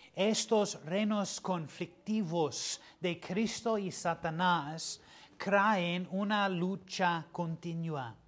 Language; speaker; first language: Spanish; non-native, fluent; English